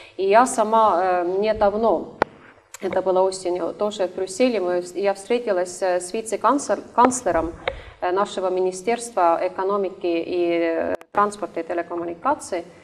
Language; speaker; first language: Russian; non-native, local second language; Estonian